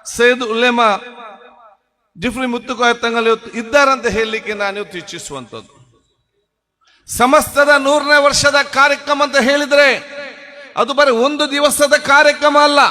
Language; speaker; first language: Kannada; non-native, local second language; Malayalam